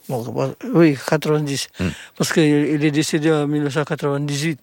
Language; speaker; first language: French; non-native, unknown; Indonesian